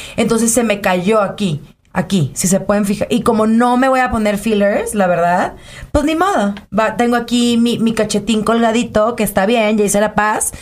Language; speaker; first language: Spanish; native; Spanish